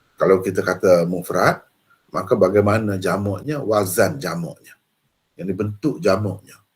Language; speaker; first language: Malay; native; Malay